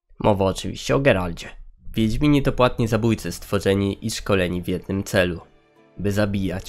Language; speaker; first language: Polish; native; Polish